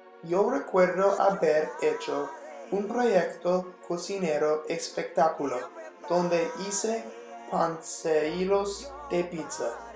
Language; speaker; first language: Spanish; non-native, learner; English